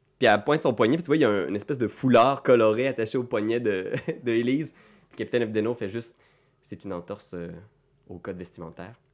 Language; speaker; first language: French; native; French